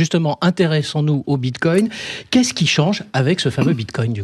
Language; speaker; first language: French; native; French